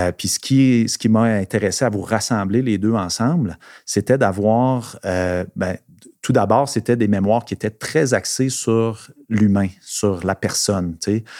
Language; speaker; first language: French; native; French